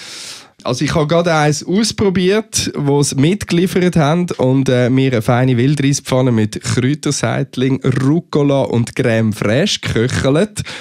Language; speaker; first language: German; native; German